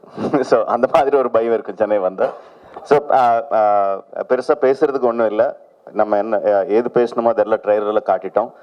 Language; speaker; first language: Tamil; non-native, local second language; Telugu